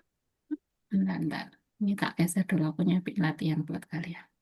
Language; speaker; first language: Indonesian; native; Indonesian